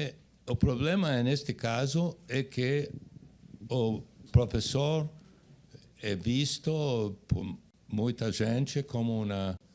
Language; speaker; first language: Portuguese; non-native, fluent; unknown